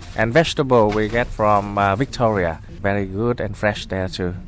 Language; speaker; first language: English; non-native, fluent; Vietnamese